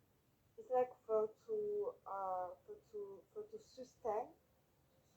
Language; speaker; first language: English; non-native, learner; French